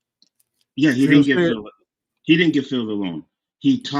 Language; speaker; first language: English; native; English